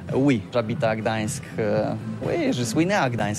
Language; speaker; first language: French; non-native, learner; Polish